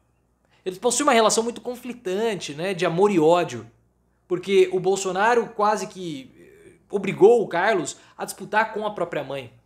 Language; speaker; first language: Portuguese; native; Portuguese